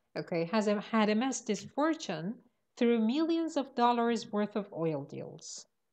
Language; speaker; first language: English; non-native, fluent; Persian